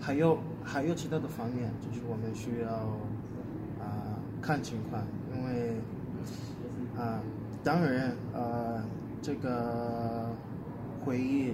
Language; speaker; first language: Chinese; non-native, fluent; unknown